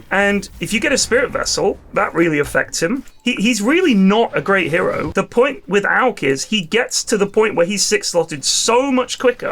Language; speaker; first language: English; native; English